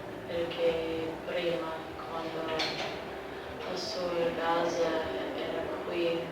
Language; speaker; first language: Italian; non-native, learner; English